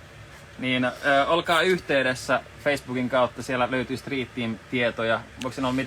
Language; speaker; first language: Finnish; native; Finnish